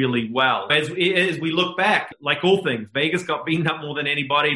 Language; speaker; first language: English; native; English